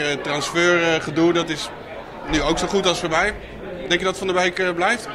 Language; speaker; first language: Dutch; native; Dutch